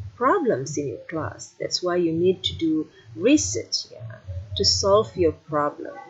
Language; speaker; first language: English; non-native, fluent; Indonesian